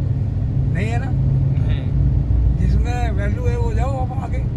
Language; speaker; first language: Hindi; native; Hindi